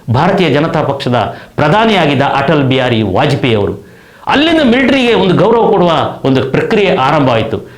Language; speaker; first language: Kannada; non-native, local second language; Kodava